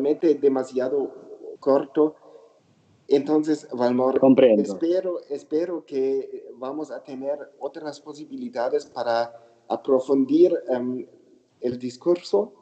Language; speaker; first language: Spanish; non-native, learner; German